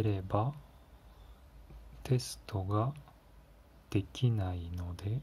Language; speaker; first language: Japanese; non-native, learner; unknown